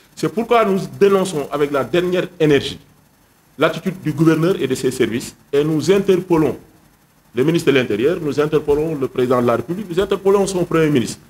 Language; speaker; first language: French; non-native, local second language; Wolof